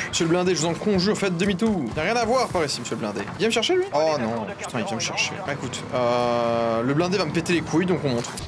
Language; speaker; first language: French; native; French